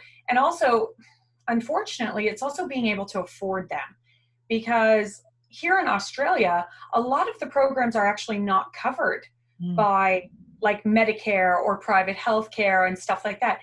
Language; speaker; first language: English; native; English